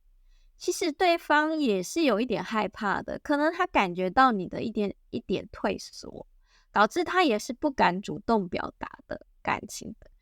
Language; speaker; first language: Chinese; native; Chinese